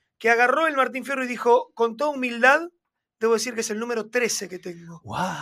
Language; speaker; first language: Spanish; native; Spanish